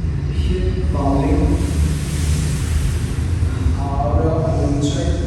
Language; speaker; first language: Vietnamese; non-native, learner; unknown